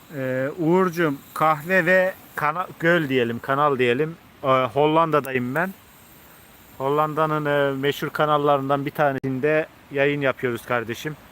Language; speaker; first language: Turkish; native; Turkish